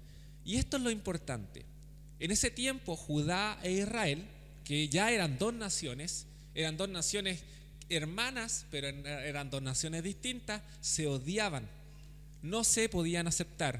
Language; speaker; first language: Spanish; native; Spanish